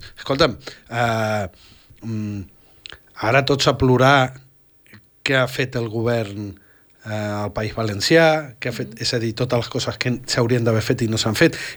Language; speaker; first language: Catalan; early bilingual, other home language; Spanish